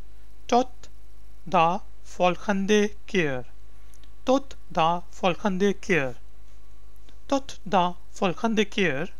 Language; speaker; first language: Dutch; non-native, learner; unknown